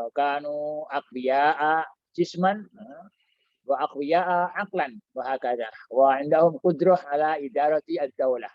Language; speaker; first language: Arabic; non-native, fluent; Indonesian